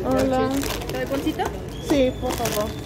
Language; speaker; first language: Spanish; non-native, learner; English